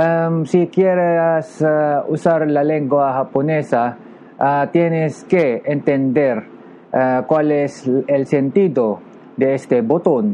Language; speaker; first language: Spanish; non-native, learner; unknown